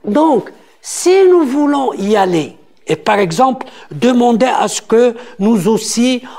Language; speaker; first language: French; non-native, local second language; Arabic